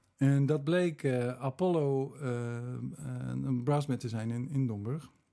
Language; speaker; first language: Dutch; native; Dutch